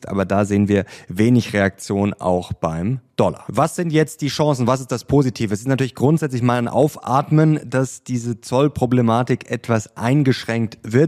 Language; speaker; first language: German; native; German